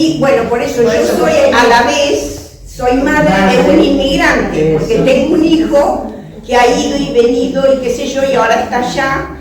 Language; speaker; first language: Spanish; early bilingual, other home language; French